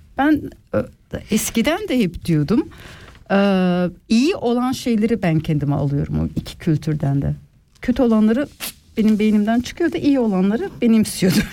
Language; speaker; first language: Turkish; early bilingual, heritage; Turkish